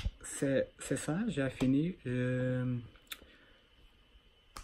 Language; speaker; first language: French; non-native, learner; Portuguese